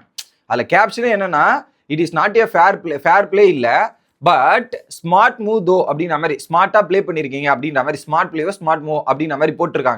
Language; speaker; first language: Tamil; native; Tamil